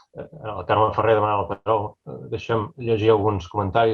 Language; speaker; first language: Catalan; native; Catalan